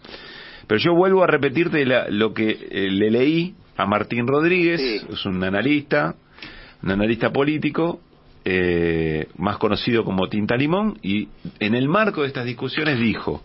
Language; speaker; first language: Spanish; native; Spanish